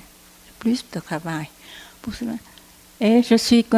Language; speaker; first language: French; non-native, learner; Vietnamese